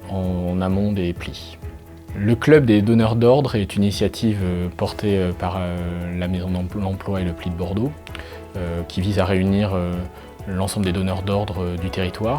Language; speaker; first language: French; native; French